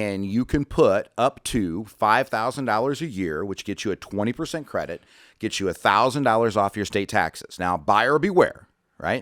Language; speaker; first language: English; native; English